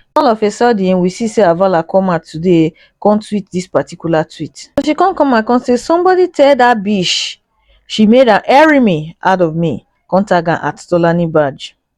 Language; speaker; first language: Nigerian Pidgin; native; Nigerian Pidgin